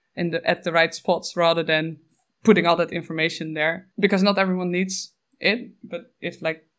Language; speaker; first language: English; non-native, fluent; Dutch